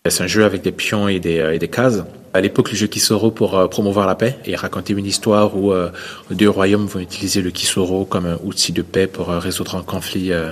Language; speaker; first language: French; non-native, local second language; Sango